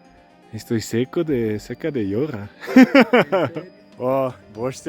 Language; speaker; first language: Spanish; non-native, learner; French